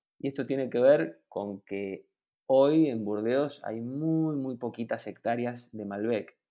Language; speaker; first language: Spanish; native; Spanish